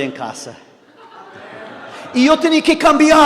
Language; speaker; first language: Spanish; non-native, fluent; English